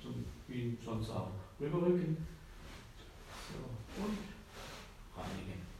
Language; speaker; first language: German; native; German